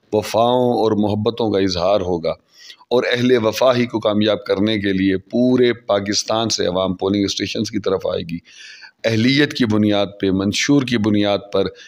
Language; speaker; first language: Urdu; non-native, local second language; Saraiki